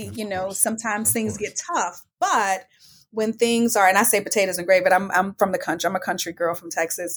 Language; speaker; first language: English; native; English